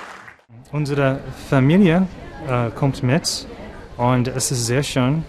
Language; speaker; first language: German; non-native, learner; English